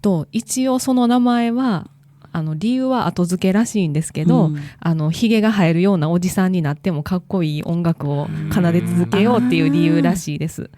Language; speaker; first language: Japanese; native; Japanese